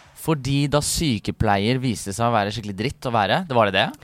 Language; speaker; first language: Norwegian; native; Norwegian